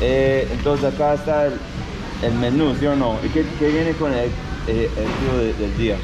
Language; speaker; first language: Spanish; non-native, learner; English